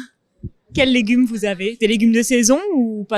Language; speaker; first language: French; native; French